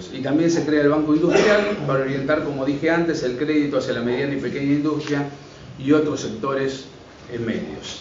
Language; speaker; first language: Spanish; native; Spanish